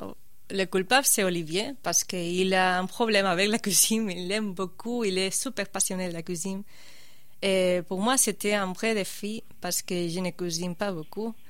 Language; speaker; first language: French; non-native, fluent; Spanish